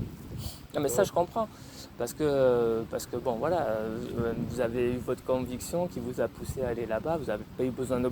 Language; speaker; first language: French; native; French